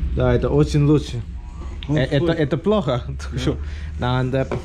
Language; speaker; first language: Russian; non-native, learner; Tamil